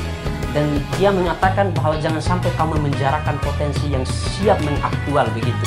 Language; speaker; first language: Indonesian; non-native, local second language; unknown